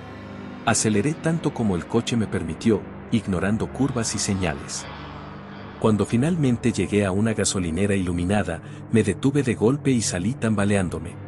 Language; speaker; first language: Spanish; native; Spanish